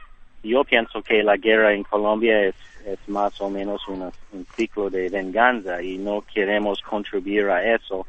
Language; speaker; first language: Spanish; non-native, learner; English